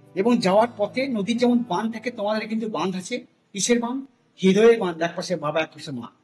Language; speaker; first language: Bangla; non-native, local second language; Santali